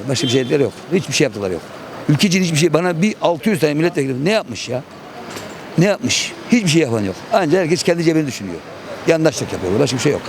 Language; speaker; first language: Turkish; native; Turkish